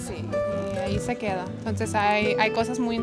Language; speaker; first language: Spanish; non-native, fluent; Lithuanian